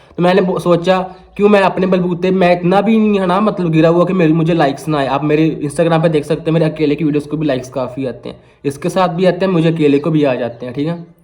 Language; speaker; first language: Hindi; non-native, local second language; Punjabi